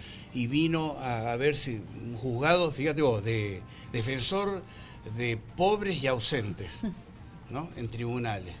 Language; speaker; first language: Spanish; native; Spanish